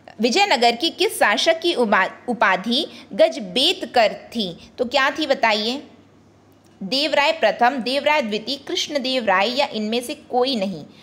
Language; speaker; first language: Hindi; native; Hindi